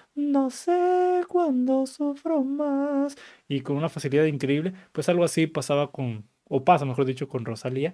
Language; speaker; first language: Spanish; native; Spanish